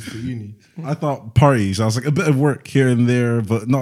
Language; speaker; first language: English; native; English